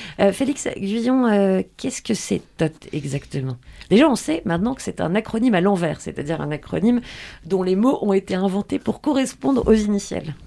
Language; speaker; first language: French; native; French